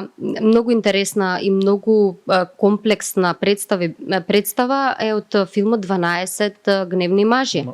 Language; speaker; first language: Macedonian; native; Macedonian